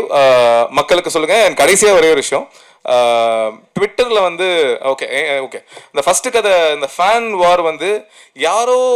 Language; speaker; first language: Tamil; native; Tamil